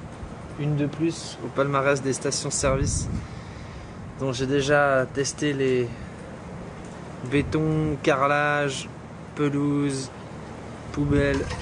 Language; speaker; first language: French; native; French